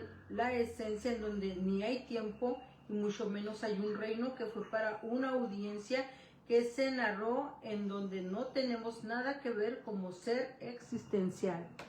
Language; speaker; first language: Spanish; native; Spanish